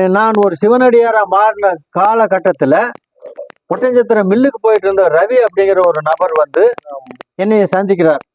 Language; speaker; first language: Tamil; non-native, local second language; Telugu